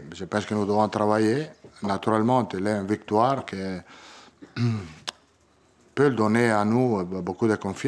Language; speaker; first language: French; non-native, learner; Italian